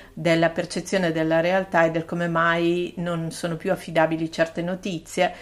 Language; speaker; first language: Italian; native; Italian